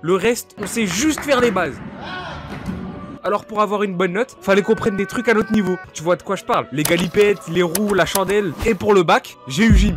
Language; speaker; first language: French; native; French